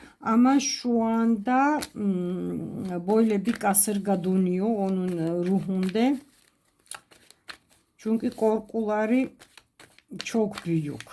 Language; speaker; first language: Turkish; non-native, fluent; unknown